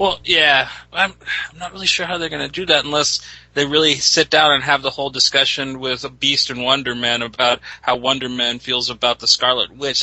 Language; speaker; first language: English; native; English